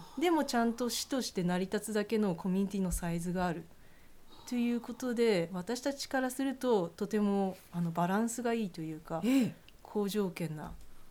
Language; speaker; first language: Japanese; native; Japanese